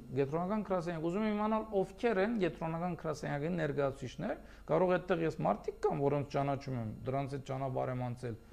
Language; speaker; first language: Armenian; early bilingual, heritage; Armenian